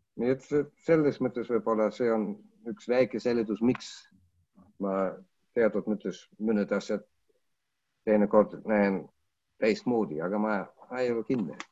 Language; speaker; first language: Estonian; non-native, fluent; German